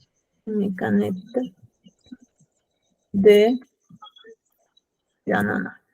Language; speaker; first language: French; non-native, fluent; Spanish